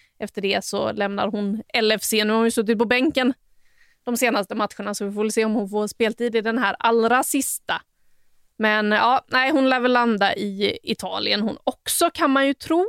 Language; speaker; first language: Swedish; native; Swedish